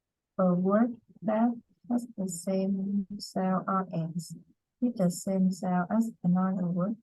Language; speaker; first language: English; non-native, learner; Vietnamese